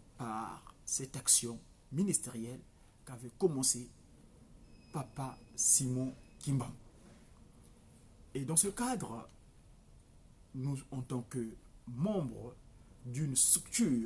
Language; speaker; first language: French; non-native, local second language; Kongo